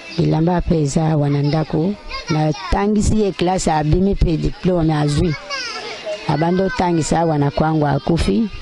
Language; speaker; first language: Lingala; non-native, local second language; Kituba (Democratic Republic of Congo)